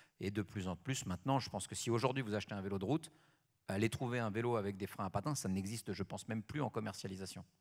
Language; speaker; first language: French; native; French